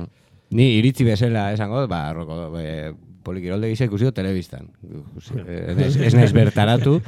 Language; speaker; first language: Basque; native; Basque